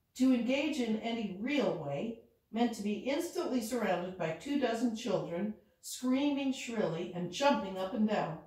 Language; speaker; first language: English; native; English